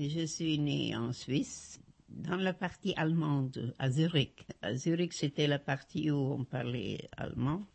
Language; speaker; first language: French; non-native, fluent; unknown